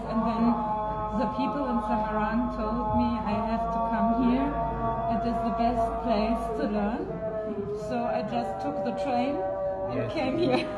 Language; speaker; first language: English; non-native, fluent; German